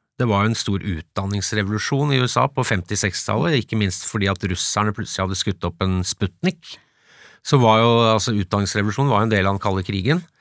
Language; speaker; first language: Norwegian; early bilingual, other home language; English